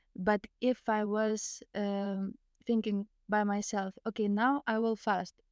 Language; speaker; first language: English; non-native, fluent; Lithuanian